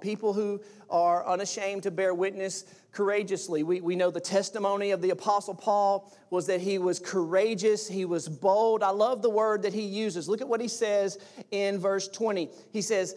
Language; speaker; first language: English; native; English